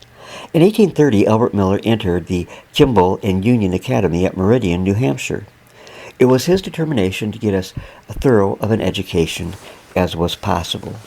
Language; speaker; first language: English; native; English